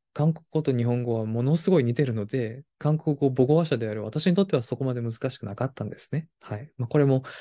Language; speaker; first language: Japanese; non-native, fluent; Korean